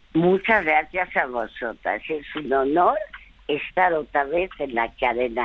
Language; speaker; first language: Spanish; early bilingual, other home language; French